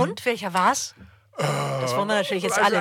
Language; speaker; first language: German; native; German